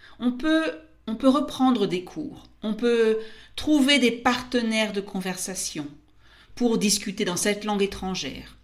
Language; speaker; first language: French; native; French